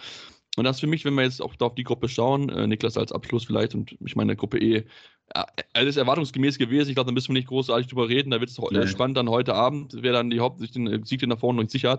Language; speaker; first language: German; native; German